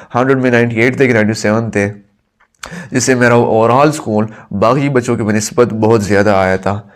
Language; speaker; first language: Urdu; non-native, local second language; Pashto